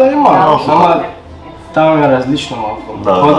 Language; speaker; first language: Bulgarian; non-native, local second language; Turkish